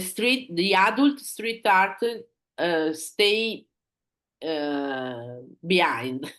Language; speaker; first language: English; non-native, learner; Italian